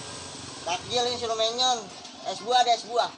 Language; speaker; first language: Indonesian; native; Indonesian